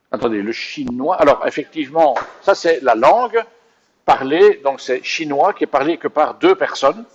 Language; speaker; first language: French; native; French